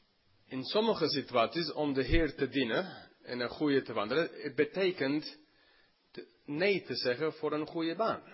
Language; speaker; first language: Dutch; non-native, fluent; English